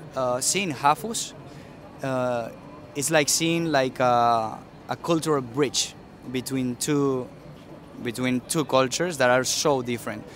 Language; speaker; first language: English; early bilingual, other home language; Spanish